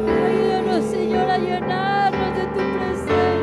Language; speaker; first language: Spanish; native; Spanish